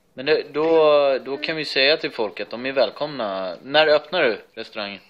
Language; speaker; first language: Swedish; native; Swedish